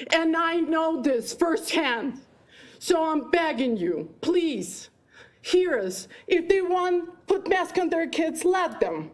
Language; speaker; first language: English; non-native, fluent; Ukrainian